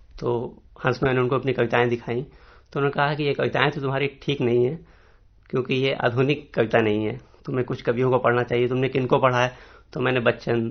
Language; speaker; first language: Hindi; native; Hindi